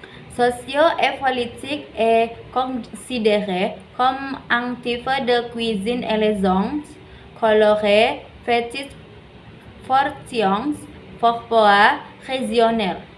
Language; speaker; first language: French; non-native, learner; Indonesian